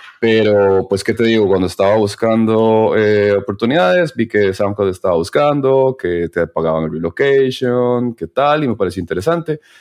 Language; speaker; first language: Spanish; native; Spanish